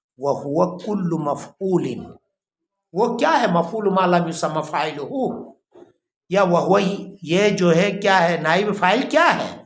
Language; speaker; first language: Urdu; non-native, local second language; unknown